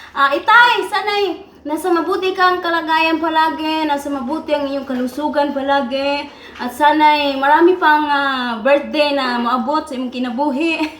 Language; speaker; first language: Filipino; non-native, local second language; Cebuano